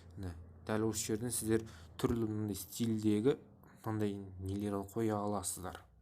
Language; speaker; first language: Kazakh; non-native, local second language; Russian